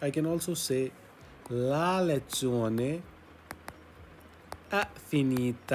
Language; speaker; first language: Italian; non-native, fluent; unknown